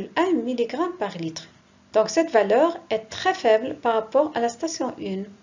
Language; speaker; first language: French; non-native, local second language; Arabic